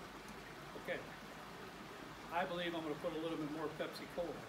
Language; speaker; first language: English; native; English